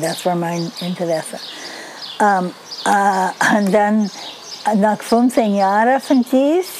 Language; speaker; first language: German; non-native, learner; English